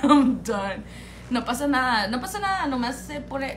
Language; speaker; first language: Spanish; early bilingual, heritage; Spanish